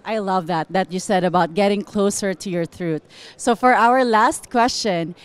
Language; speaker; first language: English; non-native, local second language; Filipino